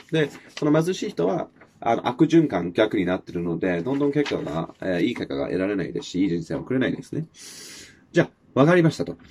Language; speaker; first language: Japanese; non-native, fluent; English